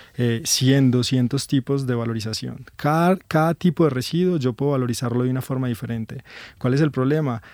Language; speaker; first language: Spanish; native; Spanish